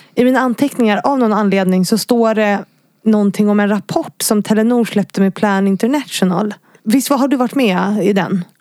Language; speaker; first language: Swedish; native; Swedish